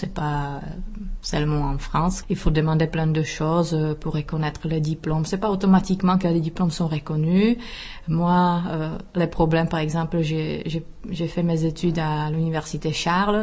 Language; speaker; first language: French; non-native, fluent; Czech